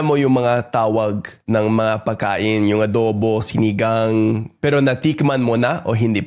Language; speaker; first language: Filipino; non-native, fluent; English